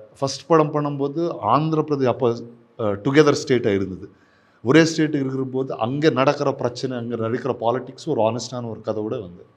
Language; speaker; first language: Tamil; non-native, local second language; Telugu